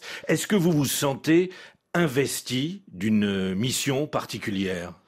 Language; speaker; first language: French; native; French